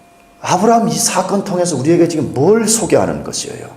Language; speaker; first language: Korean; native; Korean